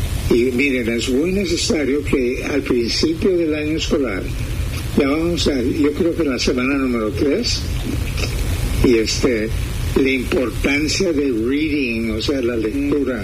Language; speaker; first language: Spanish; early bilingual, heritage; Spanish